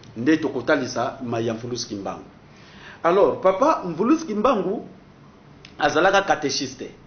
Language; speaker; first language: Lingala; non-native, local second language; Kongo